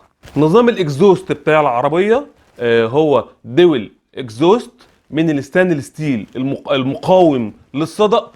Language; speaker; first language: Arabic; native; Arabic